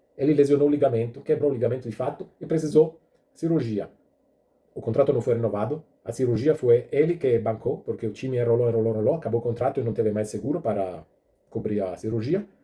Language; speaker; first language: Portuguese; non-native, fluent; Italian